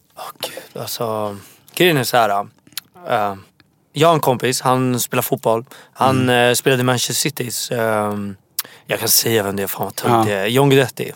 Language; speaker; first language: Swedish; native; Swedish